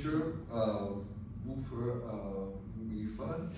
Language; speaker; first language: Chinese; non-native, learner; English